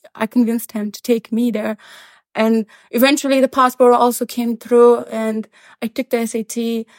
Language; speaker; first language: English; non-native, fluent; Pashto